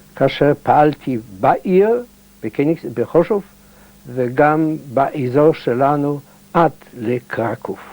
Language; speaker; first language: Hebrew; early bilingual, heritage; Hebrew